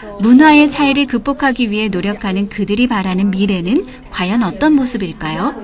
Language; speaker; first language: Korean; native; Korean